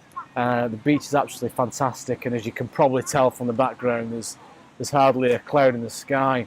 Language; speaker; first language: English; native; English